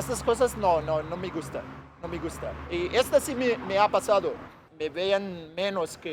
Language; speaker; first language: Spanish; non-native, fluent; Arabic